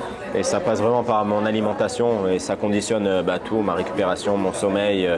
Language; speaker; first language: French; native; French